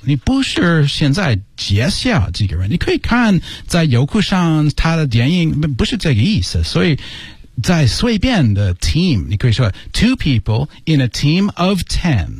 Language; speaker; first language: Chinese; non-native, learner; English